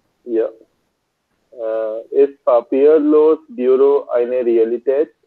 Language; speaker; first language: German; non-native, learner; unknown